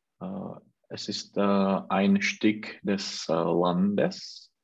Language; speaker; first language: German; non-native, learner; Czech